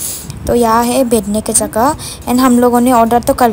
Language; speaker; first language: Hindi; non-native, local second language; Kok Borok